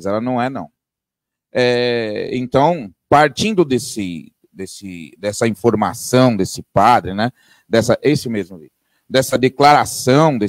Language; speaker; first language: Portuguese; native; Portuguese